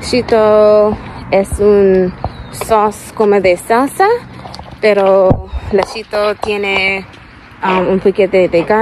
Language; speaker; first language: Spanish; non-native, learner; English